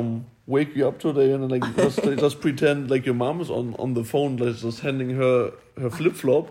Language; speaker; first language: English; non-native, fluent; German